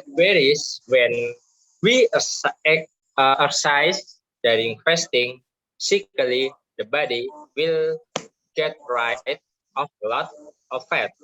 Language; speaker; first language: English; non-native, learner; Indonesian